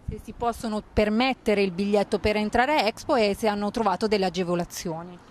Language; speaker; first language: Italian; native; Italian